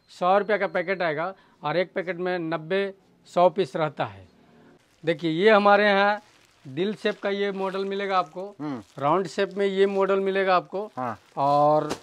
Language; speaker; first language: Hindi; native; Hindi